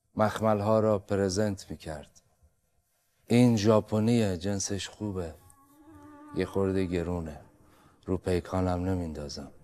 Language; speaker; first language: Persian; native; Persian